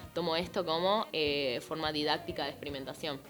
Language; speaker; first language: Spanish; native; Spanish